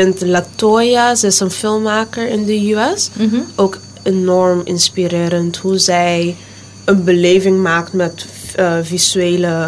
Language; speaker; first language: Dutch; non-native, local second language; Papiamento